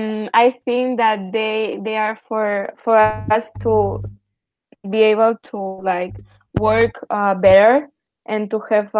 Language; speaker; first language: English; non-native, learner; Spanish